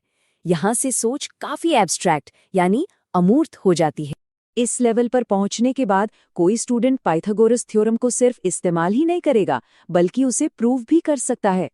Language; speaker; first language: Hindi; native; Hindi